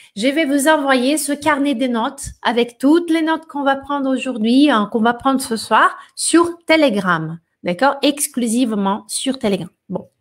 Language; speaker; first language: French; non-native, fluent; Portuguese